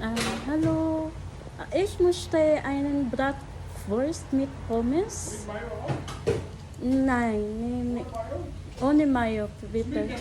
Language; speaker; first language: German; non-native, learner; Filipino